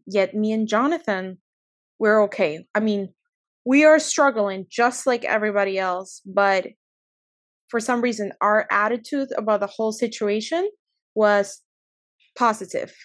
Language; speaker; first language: English; early bilingual, other home language; Spanish